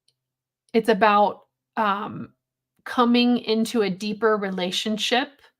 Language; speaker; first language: English; native; English